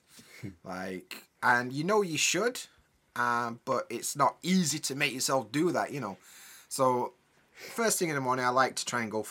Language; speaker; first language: English; native; English